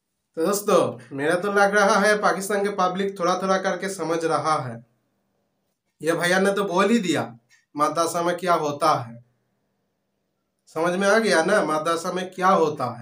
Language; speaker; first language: Hindi; non-native, local second language; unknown